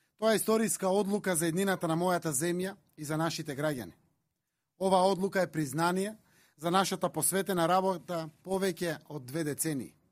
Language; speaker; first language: Macedonian; native; Macedonian